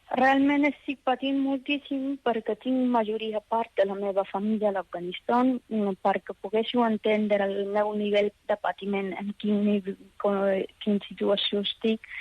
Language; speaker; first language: Catalan; non-native, fluent; Persian